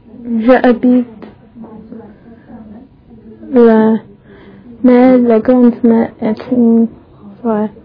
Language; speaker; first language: French; non-native, learner; English